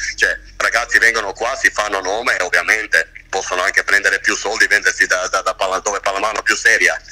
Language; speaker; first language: Italian; non-native, fluent; Croatian